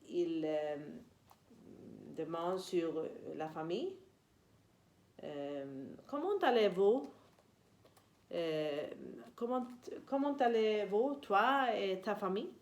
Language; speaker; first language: French; non-native, learner; Swedish